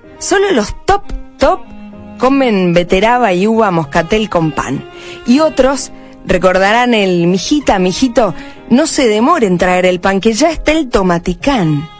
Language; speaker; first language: Spanish; native; Spanish